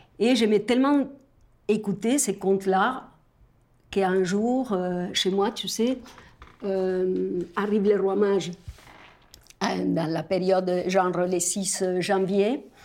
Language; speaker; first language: French; non-native, fluent; Spanish